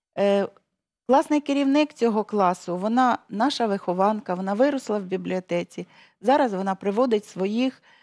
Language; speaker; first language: Ukrainian; native; Ukrainian